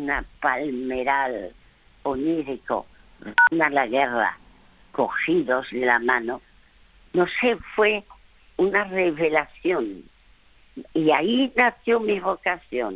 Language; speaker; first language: Spanish; early bilingual, other home language; French